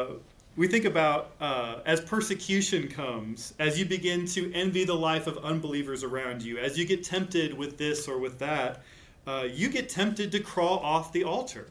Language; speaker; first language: English; native; English